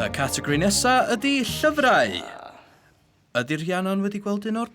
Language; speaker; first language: Welsh; native; Welsh